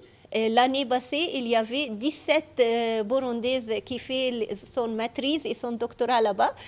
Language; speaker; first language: French; non-native, fluent; Arabic